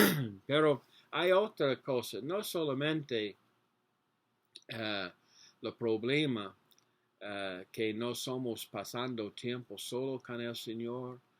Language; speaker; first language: Spanish; non-native, learner; English